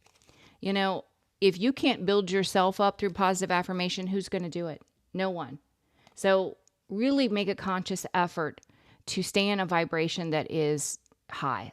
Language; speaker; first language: English; native; English